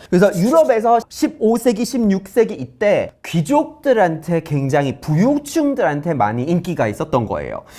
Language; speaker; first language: Korean; non-native, fluent; English